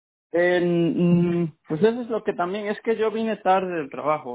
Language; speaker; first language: Spanish; native; Spanish